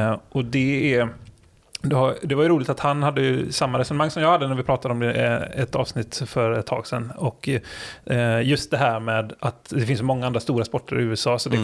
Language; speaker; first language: Swedish; native; Swedish